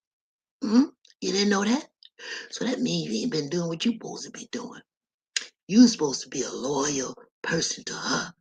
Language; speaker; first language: English; native; English